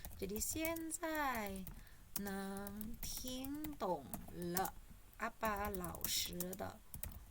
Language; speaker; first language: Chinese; non-native, fluent; Indonesian